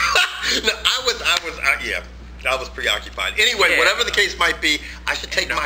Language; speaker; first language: English; native; English